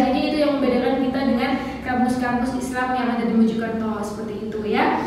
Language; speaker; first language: Indonesian; native; Indonesian